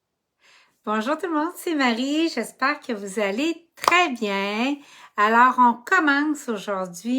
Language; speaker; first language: French; native; French